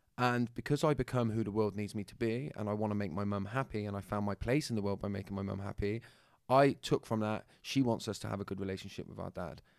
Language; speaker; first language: English; native; English